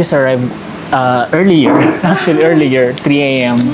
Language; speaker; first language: English; non-native, local second language; Filipino